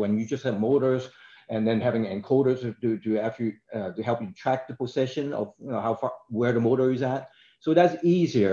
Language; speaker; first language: English; non-native, local second language; Cantonese